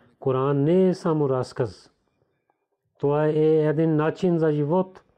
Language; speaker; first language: Bulgarian; non-native, learner; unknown